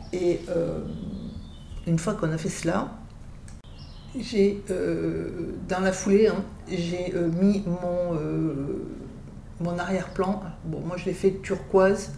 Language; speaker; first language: French; native; French